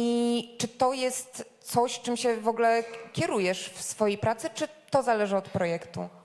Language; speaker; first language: Polish; native; Polish